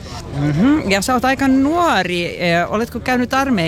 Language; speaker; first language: Finnish; non-native, local second language; Swedish